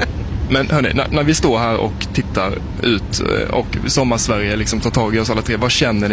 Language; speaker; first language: Swedish; native; Swedish